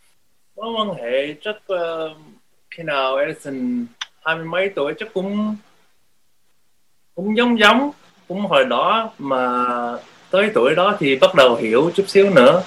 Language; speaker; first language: Vietnamese; early bilingual, heritage; Vietnamese